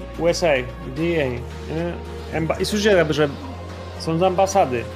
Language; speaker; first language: Polish; native; Polish